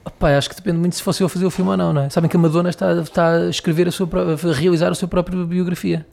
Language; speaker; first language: Portuguese; native; Portuguese